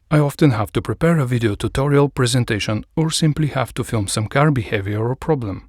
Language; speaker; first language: English; non-native, fluent; Bulgarian